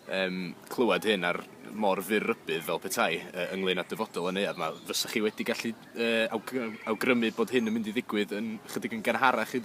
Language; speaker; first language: Welsh; native; Welsh